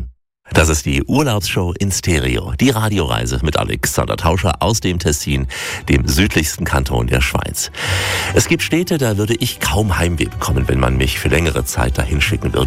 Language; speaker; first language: German; native; German